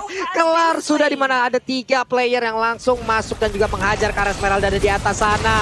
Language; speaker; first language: Indonesian; native; Indonesian